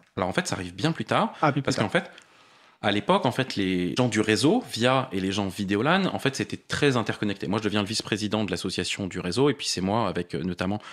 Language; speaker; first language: French; native; French